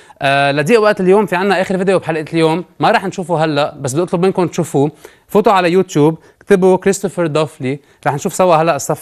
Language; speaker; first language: Arabic; native; Arabic